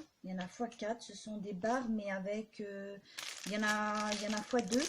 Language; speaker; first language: French; native; French